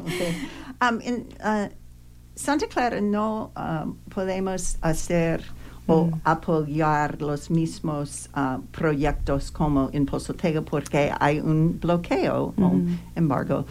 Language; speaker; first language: Spanish; non-native, learner; English